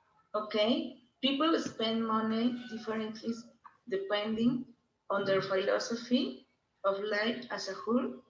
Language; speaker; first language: English; non-native, learner; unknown